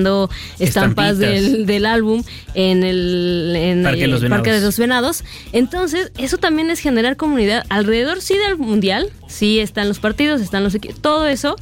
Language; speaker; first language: Spanish; native; Spanish